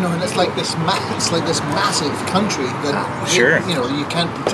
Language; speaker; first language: English; native; English